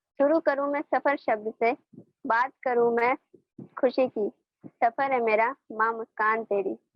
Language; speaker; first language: Hindi; native; Hindi